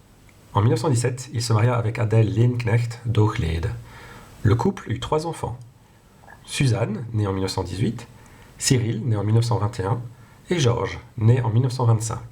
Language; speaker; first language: French; non-native, local second language; Dutch